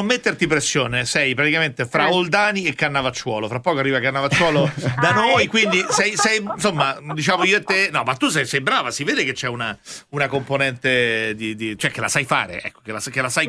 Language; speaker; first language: Italian; native; Italian